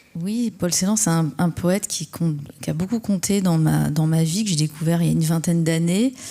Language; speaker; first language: French; native; French